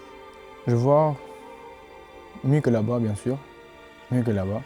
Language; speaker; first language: French; non-native, learner; Albanian